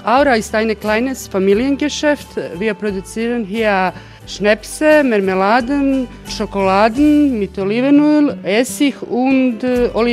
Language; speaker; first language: German; non-native, learner; Croatian